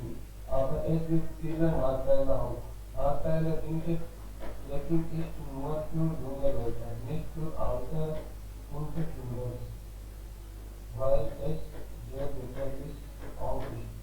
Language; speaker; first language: German; non-native, learner; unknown